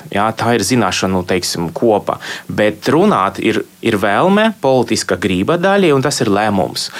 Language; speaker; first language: Latvian; non-native, local second language; Russian